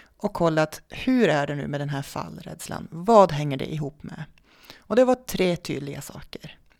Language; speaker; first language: Swedish; non-native, fluent; Dutch